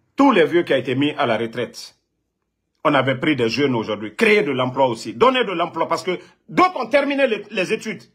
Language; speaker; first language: French; non-native, local second language; Mandingo